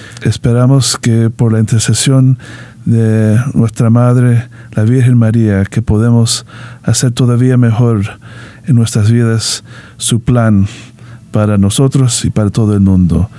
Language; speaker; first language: Spanish; early bilingual, heritage; Spanish